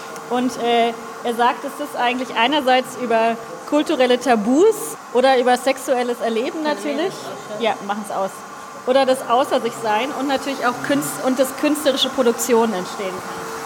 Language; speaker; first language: German; native; German